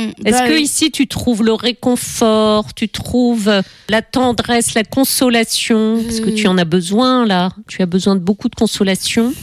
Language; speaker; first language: French; native; French